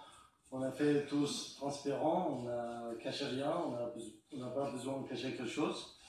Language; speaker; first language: French; non-native, learner; Arabic